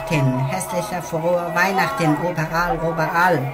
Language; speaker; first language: German; non-native, learner; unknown